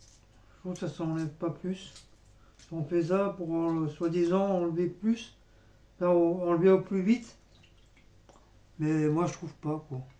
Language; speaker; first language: French; native; French